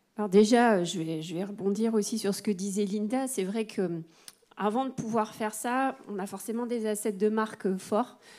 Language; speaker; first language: French; native; French